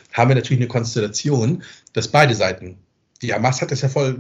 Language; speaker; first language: German; native; German